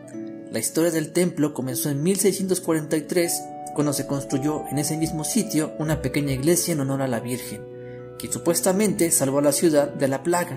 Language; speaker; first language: Spanish; native; Spanish